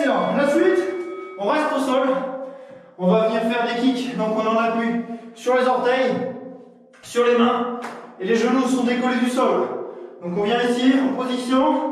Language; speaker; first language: French; native; French